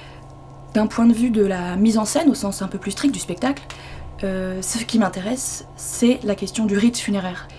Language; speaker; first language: French; native; French